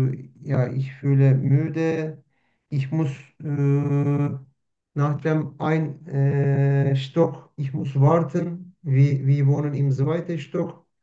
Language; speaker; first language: German; non-native, learner; Turkish